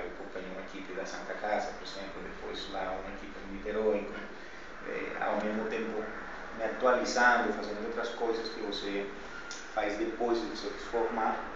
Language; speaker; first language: Portuguese; non-native, fluent; Spanish